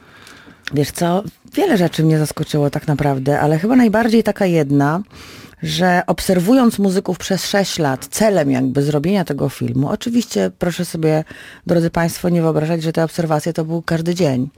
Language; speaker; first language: Polish; native; Polish